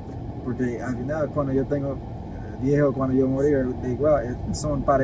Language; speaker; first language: Spanish; non-native, learner; English